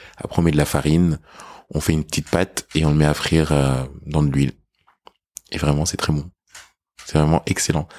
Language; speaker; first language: French; early bilingual, other home language; English